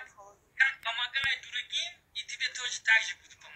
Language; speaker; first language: Russian; non-native, learner; Uzbek